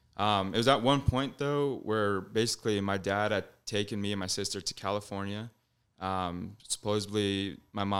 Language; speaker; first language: English; native; English